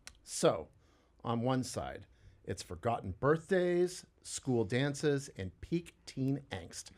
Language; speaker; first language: English; native; English